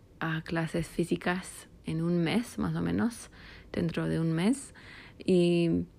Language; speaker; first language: Spanish; non-native, fluent; English